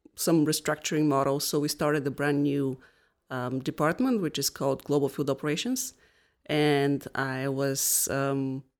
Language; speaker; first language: English; non-native, fluent; Bulgarian